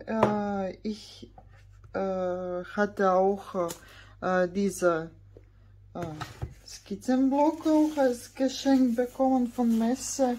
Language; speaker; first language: German; non-native, fluent; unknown